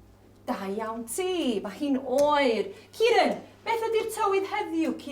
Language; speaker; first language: Welsh; native; Welsh